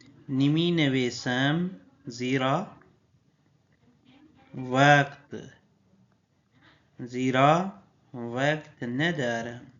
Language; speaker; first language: Persian; non-native, fluent; Urdu